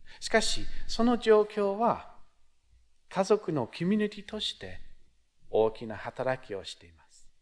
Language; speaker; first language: Japanese; non-native, fluent; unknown